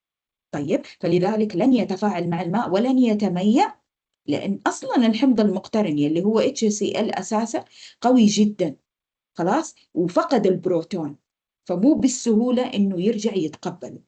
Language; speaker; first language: Arabic; native; Arabic